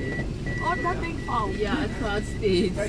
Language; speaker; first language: Dutch; native; Dutch